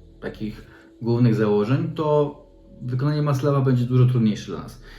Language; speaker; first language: Polish; native; Polish